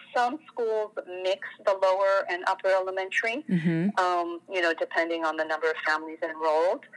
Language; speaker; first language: English; non-native, fluent; French